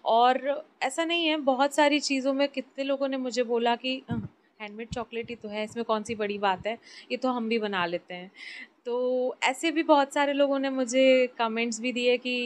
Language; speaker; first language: Hindi; native; Hindi